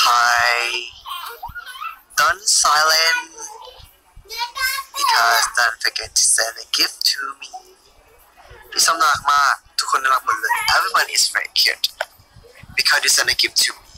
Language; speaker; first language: English; non-native, learner; Thai